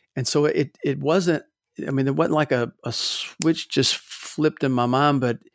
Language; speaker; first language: English; native; English